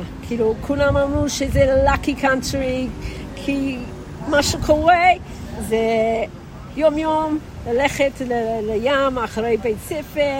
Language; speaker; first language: Hebrew; non-native, fluent; English